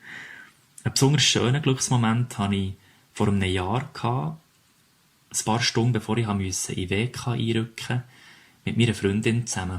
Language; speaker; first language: German; native; German